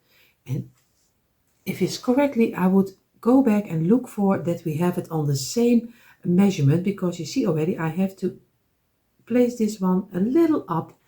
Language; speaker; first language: English; non-native, fluent; Dutch